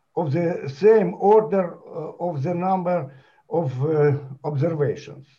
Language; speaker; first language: English; non-native, fluent; Ukrainian